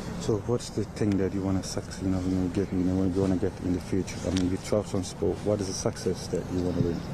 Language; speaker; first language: English; non-native, fluent; Turkish